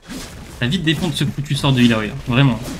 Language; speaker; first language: French; native; French